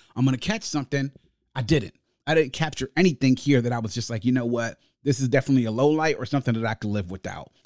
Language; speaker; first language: English; native; English